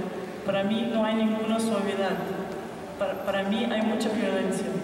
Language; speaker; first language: Spanish; non-native, local second language; Portuguese